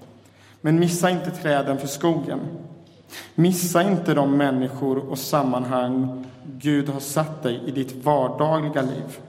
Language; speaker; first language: Swedish; native; Swedish